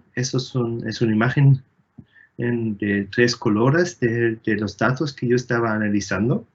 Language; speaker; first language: Spanish; non-native, fluent; German